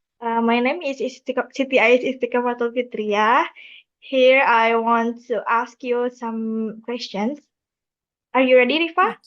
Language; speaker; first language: English; non-native, learner; Indonesian